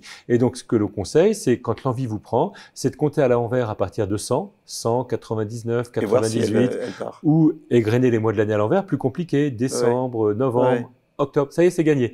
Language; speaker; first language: French; native; French